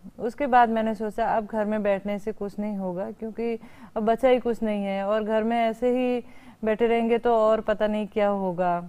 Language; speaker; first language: Hindi; native; Hindi